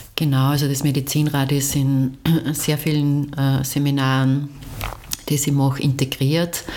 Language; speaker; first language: German; native; German